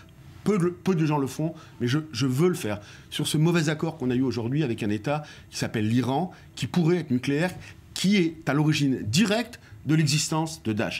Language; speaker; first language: French; native; French